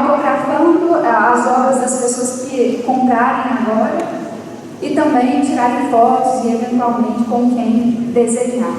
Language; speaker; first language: Portuguese; native; Portuguese